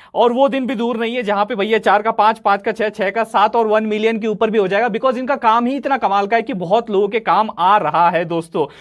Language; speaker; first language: Hindi; native; Hindi